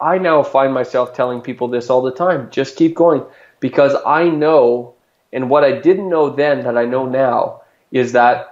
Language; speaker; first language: English; native; English